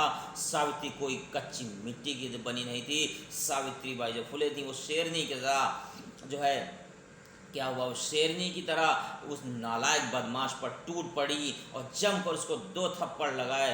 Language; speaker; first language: Hindi; native; Hindi